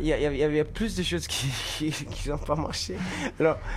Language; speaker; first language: French; non-native, fluent; German